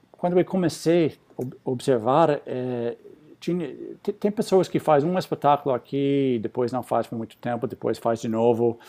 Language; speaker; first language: Portuguese; non-native, fluent; English